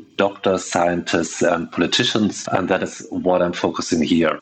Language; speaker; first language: English; non-native, fluent; German